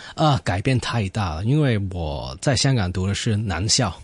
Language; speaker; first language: Chinese; non-native, fluent; Cantonese